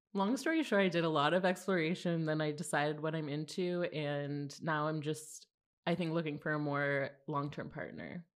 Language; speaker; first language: English; native; English